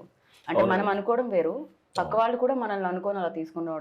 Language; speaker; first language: Telugu; native; Telugu